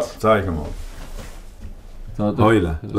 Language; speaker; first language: German; native; German